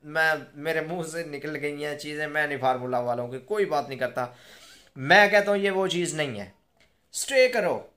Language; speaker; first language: Urdu; non-native, local second language; Punjabi